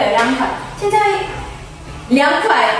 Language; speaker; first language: Chinese; non-native, learner; Ukrainian